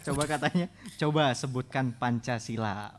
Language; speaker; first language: Indonesian; native; Indonesian